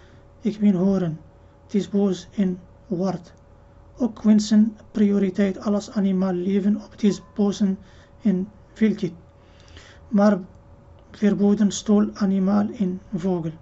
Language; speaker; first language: Dutch; non-native, learner; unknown